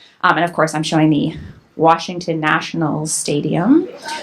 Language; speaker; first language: English; native; English